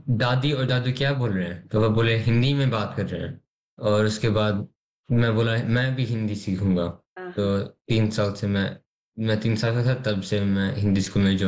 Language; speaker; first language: Hindi; early bilingual, heritage; English